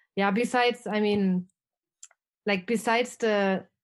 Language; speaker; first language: English; non-native, fluent; German